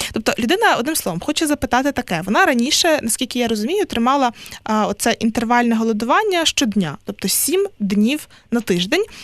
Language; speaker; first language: Ukrainian; native; Ukrainian